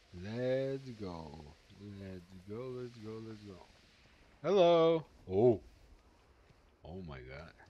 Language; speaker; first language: English; non-native, learner; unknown